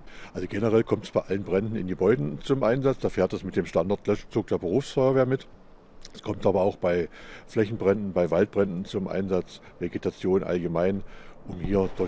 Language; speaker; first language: German; native; German